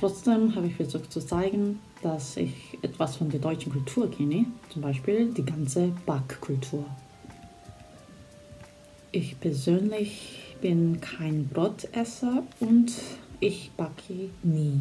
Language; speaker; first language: German; non-native, fluent; Korean